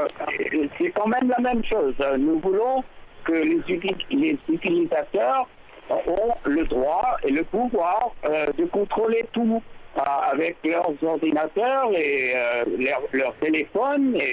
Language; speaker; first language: French; non-native, fluent; English